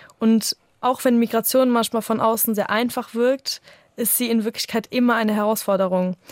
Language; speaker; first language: German; early bilingual, other home language; Italian